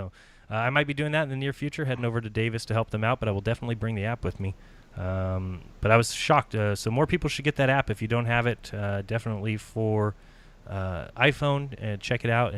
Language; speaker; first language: English; native; English